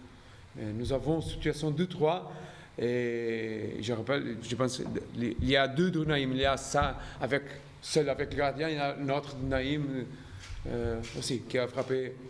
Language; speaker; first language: French; non-native, learner; Portuguese